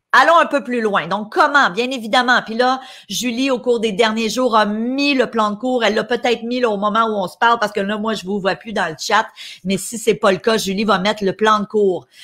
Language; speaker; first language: French; native; French